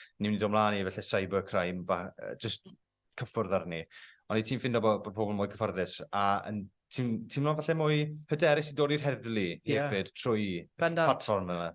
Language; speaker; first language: Welsh; native; Welsh